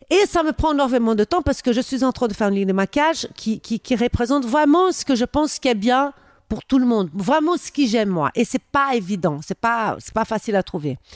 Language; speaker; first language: French; non-native, fluent; Portuguese